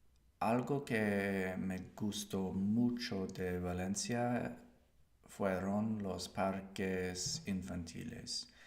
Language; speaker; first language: Spanish; non-native, learner; English